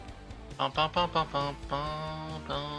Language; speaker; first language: French; native; French